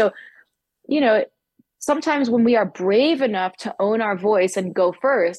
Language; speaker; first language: English; native; English